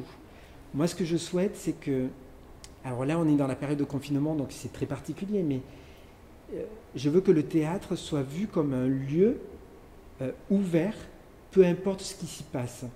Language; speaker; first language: French; native; French